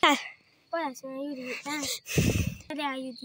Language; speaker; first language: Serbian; early bilingual, heritage; Croatian